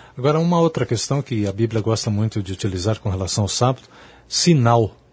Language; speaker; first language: Portuguese; native; Portuguese